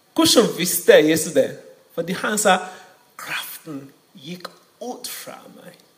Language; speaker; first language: Norwegian; non-native, fluent; Yoruba